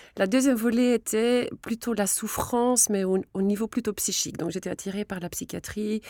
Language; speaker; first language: French; non-native, local second language; Dutch